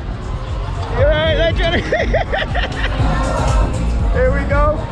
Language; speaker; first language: English; native; English